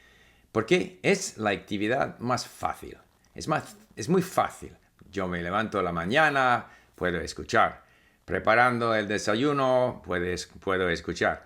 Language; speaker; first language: Spanish; non-native, fluent; English